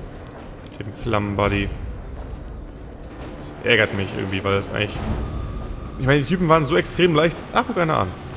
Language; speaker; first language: German; native; German